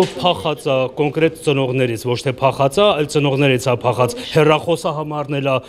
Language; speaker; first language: Armenian; native; Armenian